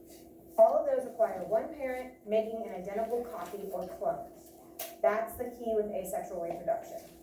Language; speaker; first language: English; native; English